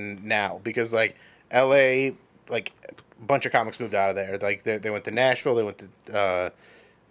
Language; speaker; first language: English; native; English